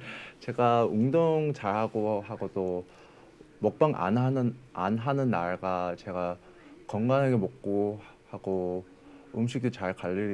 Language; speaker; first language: Korean; early bilingual, heritage; English